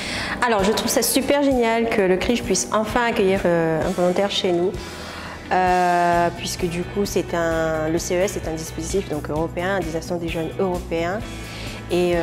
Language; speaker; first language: French; native; French